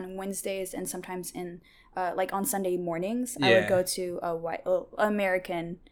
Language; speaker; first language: English; early bilingual, other home language; Tigrinya